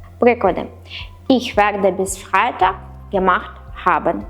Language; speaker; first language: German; non-native, fluent; Ukrainian